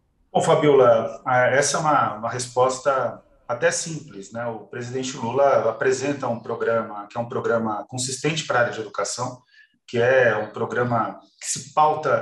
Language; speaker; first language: Portuguese; native; Portuguese